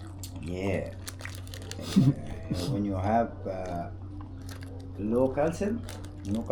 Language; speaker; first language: English; non-native, learner; Arabic